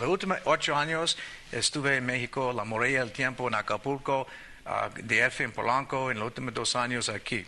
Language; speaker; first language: Spanish; non-native, learner; English